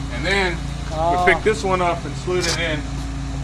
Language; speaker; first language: English; native; English